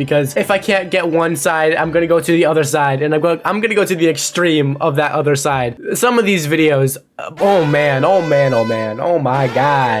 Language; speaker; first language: English; native; English